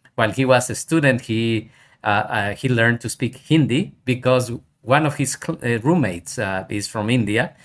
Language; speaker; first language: English; non-native, fluent; Spanish